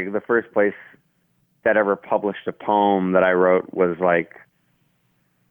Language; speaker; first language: English; native; English